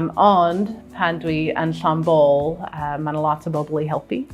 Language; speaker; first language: Welsh; non-native, fluent; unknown